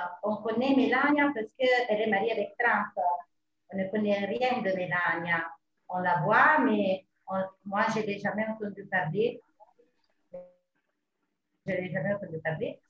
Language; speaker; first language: French; non-native, fluent; Italian